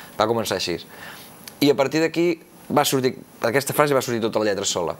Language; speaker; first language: Catalan; native; Catalan